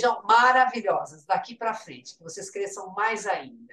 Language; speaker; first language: Portuguese; native; Portuguese